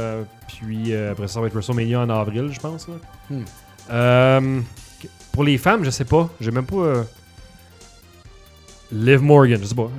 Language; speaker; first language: French; native; French